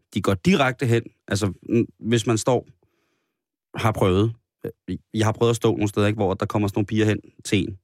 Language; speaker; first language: Danish; native; Danish